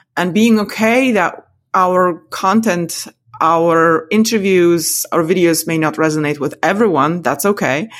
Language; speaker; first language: English; non-native, fluent; Polish